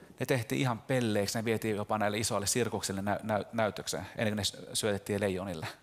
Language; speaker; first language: Finnish; early bilingual, heritage; Finnish